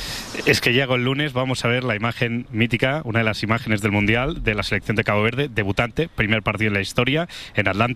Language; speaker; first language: Spanish; native; Spanish